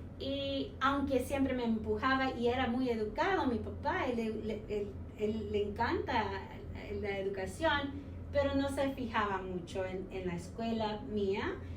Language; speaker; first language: Spanish; early bilingual, heritage; Spanish